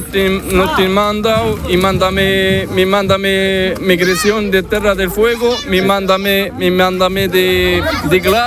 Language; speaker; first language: Spanish; non-native, learner; Arabic